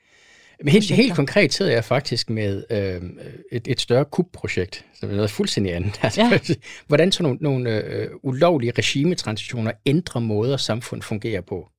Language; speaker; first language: Danish; native; Danish